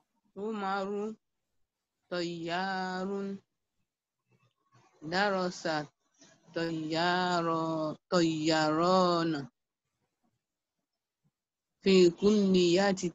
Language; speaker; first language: Arabic; non-native, learner; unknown